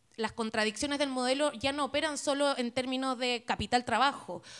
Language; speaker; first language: Spanish; native; Spanish